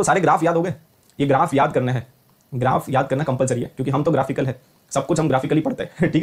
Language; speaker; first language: Hindi; native; Hindi